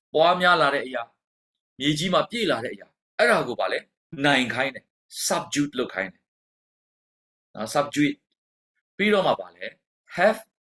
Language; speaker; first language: Burmese; non-native, local second language; Hakha Chin